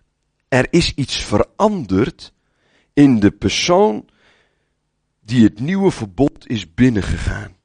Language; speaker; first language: Dutch; native; Dutch